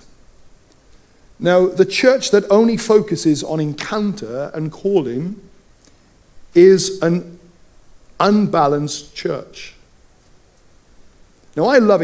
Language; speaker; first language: English; native; English